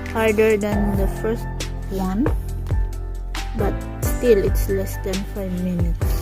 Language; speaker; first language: English; non-native, local second language; Filipino